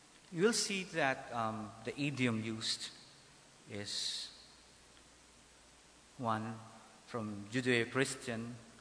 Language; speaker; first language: English; non-native, local second language; Filipino